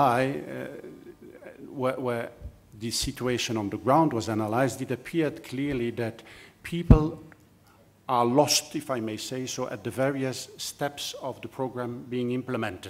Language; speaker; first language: English; non-native, fluent; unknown